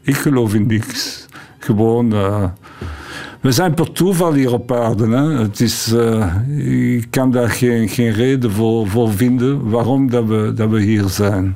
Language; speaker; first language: Dutch; non-native, local second language; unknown